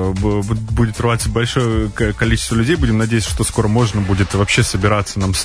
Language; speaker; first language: Russian; native; Russian